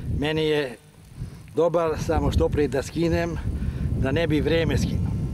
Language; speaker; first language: Croatian; non-native, local second language; Hungarian